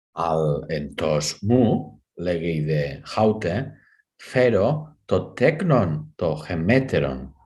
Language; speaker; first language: Greek; non-native, fluent; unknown